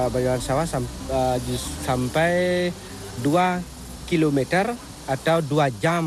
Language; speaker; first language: Indonesian; non-native, local second language; Balinese